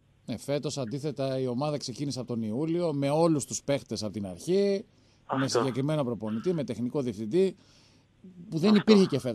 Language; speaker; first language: Greek; native; Greek